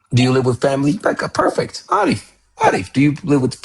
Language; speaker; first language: English; non-native, fluent; Amharic